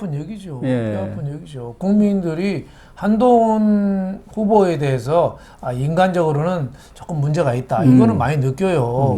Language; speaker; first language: Korean; native; Korean